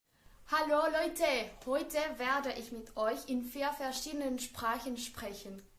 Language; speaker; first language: German; non-native, learner; Spanish